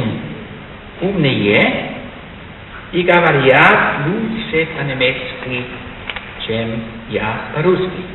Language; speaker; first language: Russian; non-native, learner; German